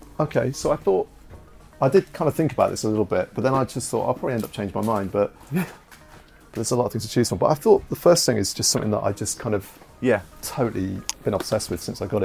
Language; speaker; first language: English; native; English